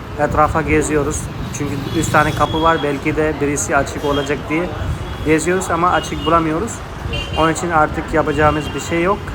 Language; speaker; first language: Turkish; non-native, fluent; Hindi